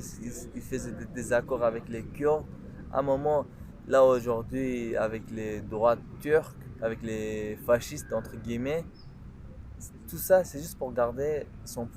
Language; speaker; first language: French; non-native, local second language; Kurdish